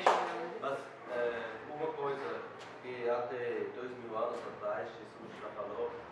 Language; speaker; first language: Portuguese; non-native, fluent; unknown